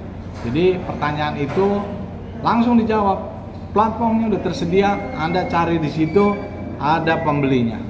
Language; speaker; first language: Indonesian; native; Indonesian